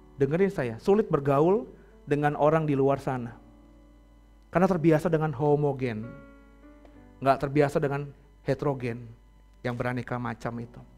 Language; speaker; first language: Indonesian; native; Indonesian